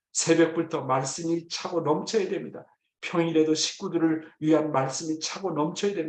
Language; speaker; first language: Korean; native; Korean